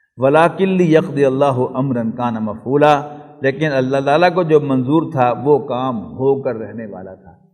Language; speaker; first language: Urdu; non-native, local second language; Punjabi